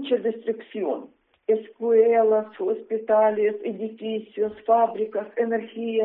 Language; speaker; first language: Spanish; non-native, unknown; Ukrainian